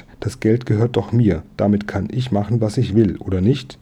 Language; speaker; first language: German; native; German